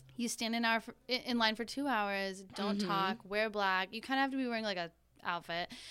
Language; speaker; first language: English; native; English